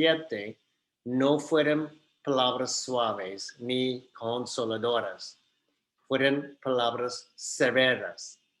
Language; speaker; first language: Spanish; non-native, fluent; English